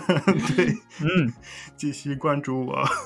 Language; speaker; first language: Chinese; non-native, learner; English